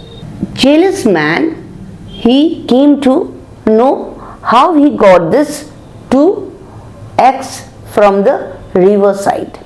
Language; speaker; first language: English; non-native, local second language; Bangla